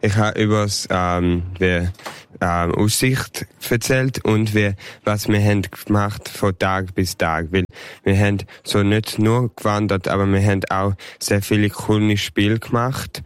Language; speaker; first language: German; early bilingual, heritage; English